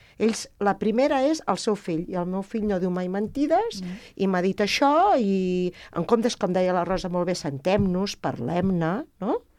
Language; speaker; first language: Catalan; native; Catalan